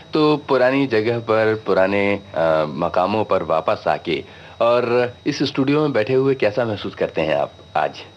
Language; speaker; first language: Hindi; native; Hindi